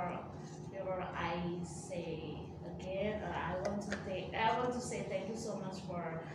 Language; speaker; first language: English; non-native, learner; Indonesian